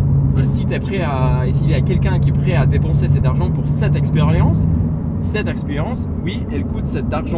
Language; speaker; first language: French; non-native, fluent; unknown